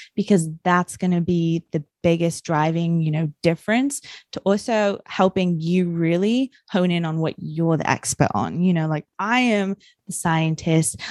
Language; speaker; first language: English; native; English